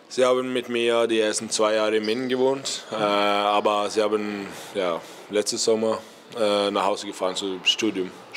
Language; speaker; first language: German; non-native, learner; Norwegian